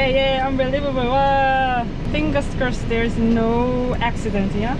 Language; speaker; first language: English; non-native, learner; Korean